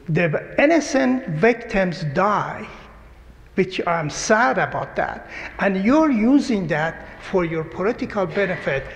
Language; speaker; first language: English; non-native, fluent; Persian